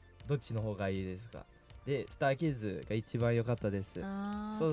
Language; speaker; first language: Japanese; non-native, fluent; English